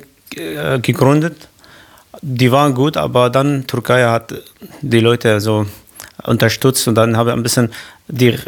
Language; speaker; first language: German; non-native, learner; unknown